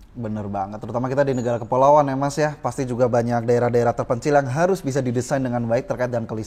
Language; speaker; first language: Indonesian; native; Indonesian